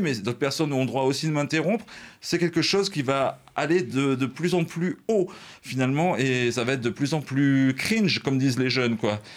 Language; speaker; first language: French; native; French